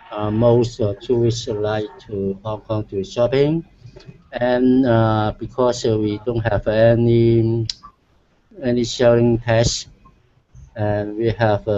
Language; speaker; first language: English; non-native, learner; Cantonese